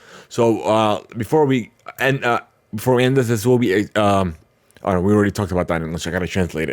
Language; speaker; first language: English; early bilingual, heritage; Arabic